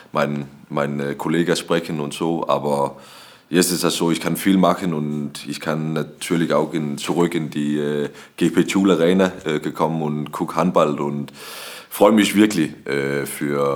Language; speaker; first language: German; non-native, learner; Danish